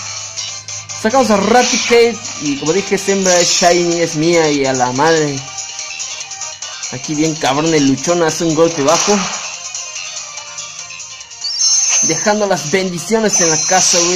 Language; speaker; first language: Spanish; native; Spanish